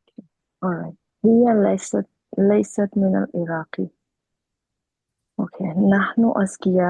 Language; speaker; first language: Arabic; non-native, learner; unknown